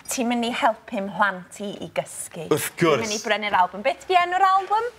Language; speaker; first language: Welsh; native; Welsh